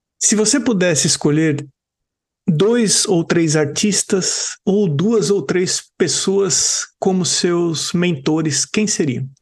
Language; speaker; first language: Portuguese; native; Portuguese